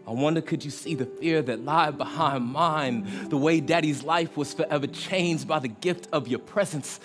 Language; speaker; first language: English; native; English